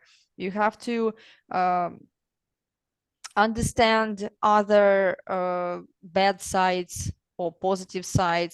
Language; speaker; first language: English; non-native, fluent; Russian